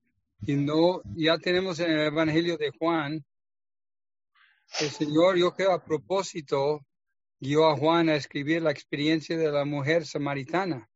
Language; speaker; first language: Spanish; non-native, fluent; English